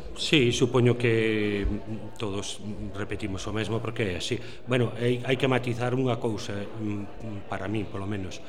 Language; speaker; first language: Galician; native; Galician